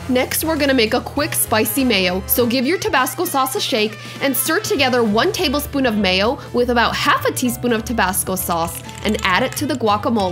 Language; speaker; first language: English; native; English